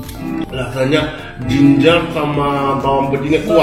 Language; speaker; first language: Indonesian; non-native, learner; Japanese